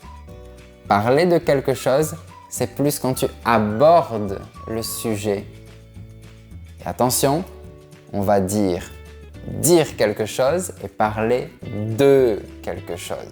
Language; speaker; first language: French; native; French